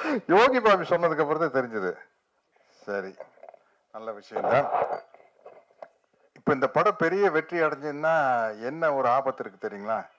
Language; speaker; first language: Tamil; native; Tamil